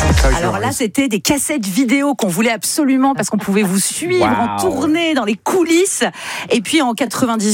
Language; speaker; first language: French; native; French